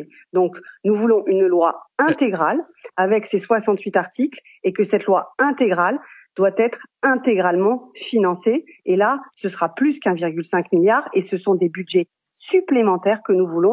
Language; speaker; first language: French; native; French